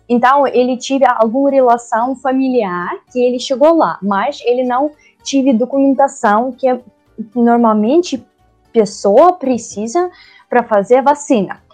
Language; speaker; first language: Portuguese; non-native, learner; Russian